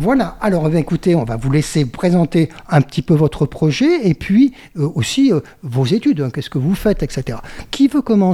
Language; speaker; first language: French; native; French